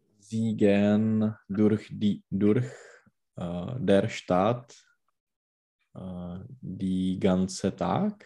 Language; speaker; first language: German; non-native, learner; Czech